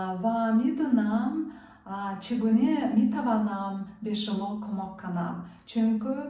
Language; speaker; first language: Persian; non-native, fluent; Kyrgyz